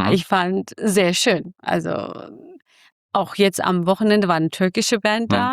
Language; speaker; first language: German; non-native, fluent; Kurdish